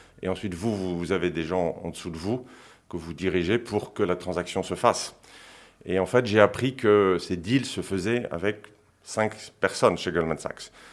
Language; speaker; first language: French; early bilingual, other home language; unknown